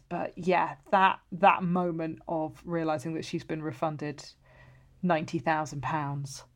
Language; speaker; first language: English; native; English